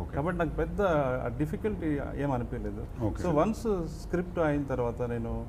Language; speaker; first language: Telugu; native; Telugu